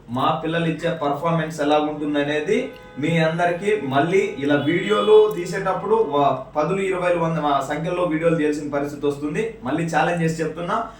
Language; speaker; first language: Telugu; native; Telugu